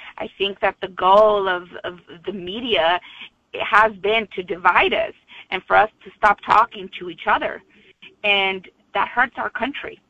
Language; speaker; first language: English; early bilingual, other home language; Spanish